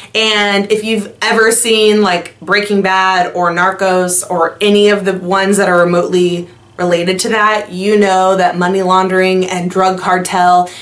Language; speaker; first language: English; native; English